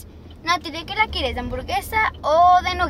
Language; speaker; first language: Spanish; native; Spanish